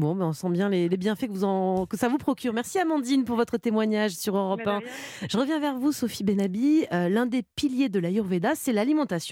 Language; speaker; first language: French; native; French